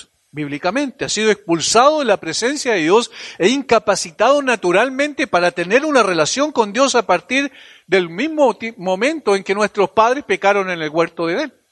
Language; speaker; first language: Spanish; native; Spanish